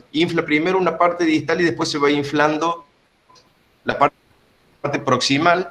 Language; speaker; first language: Spanish; native; Spanish